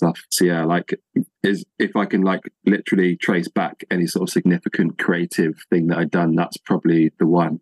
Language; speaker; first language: English; native; English